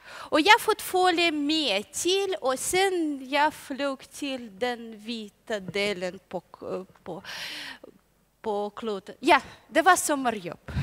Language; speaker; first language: Swedish; non-native, learner; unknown